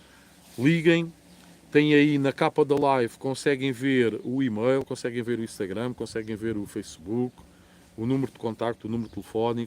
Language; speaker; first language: Portuguese; native; Portuguese